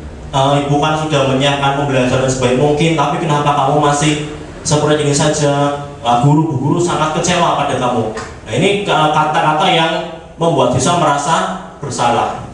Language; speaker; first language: Indonesian; native; Indonesian